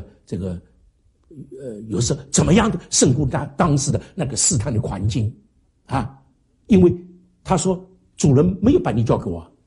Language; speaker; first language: Chinese; native; Chinese